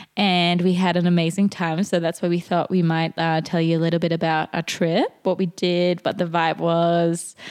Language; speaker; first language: English; non-native, fluent; German